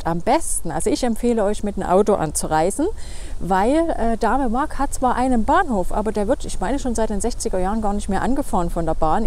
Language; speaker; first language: German; native; German